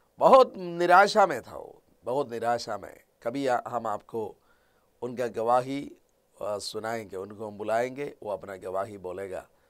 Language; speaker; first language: Hindi; non-native, local second language; Malayalam